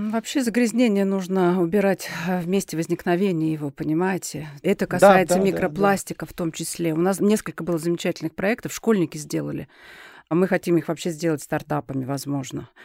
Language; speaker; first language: Russian; native; Russian